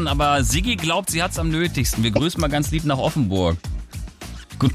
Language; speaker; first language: German; native; German